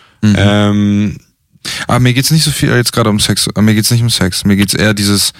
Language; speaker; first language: German; native; German